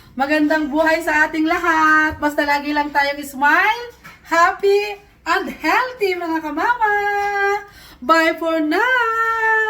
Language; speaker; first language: Filipino; native; Filipino